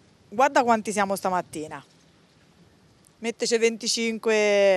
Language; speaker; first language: Italian; native; Italian